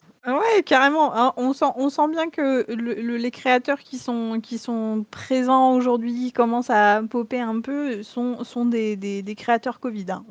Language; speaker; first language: French; native; French